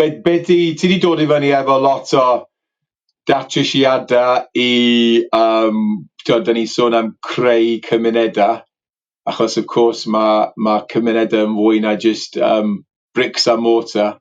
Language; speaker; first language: Welsh; native; Welsh